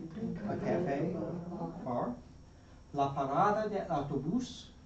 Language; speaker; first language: Spanish; non-native, fluent; English